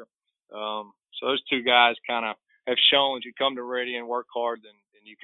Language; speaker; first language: English; native; English